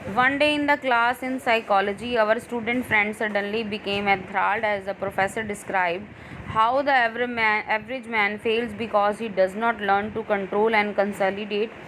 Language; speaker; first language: English; non-native, local second language; Punjabi